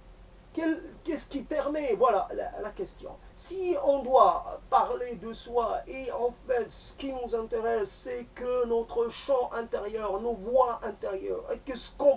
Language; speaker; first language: French; native; French